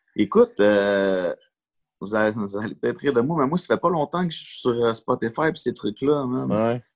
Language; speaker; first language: French; native; French